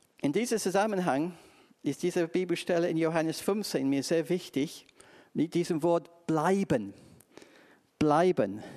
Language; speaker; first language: German; non-native, fluent; English